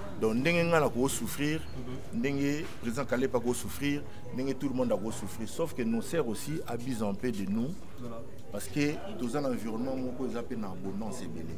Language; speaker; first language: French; non-native, local second language; Lingala